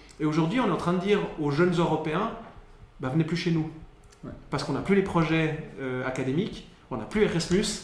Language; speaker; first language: French; early bilingual, other home language; Spanish